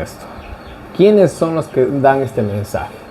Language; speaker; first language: Spanish; native; Spanish